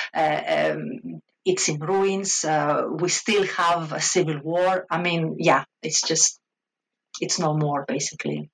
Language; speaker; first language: English; non-native, fluent; Greek